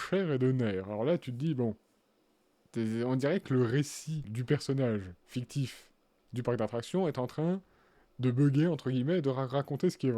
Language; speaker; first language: French; native; French